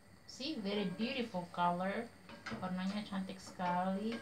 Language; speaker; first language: English; non-native, learner; Indonesian